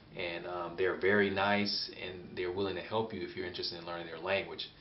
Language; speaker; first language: English; native; English